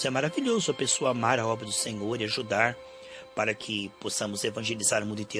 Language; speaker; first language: Portuguese; native; Portuguese